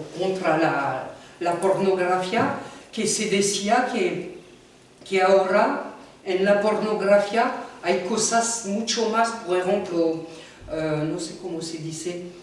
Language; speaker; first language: Spanish; non-native, fluent; French